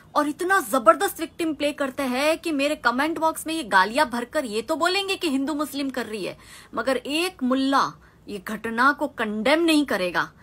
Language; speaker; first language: Hindi; non-native, local second language; Gujarati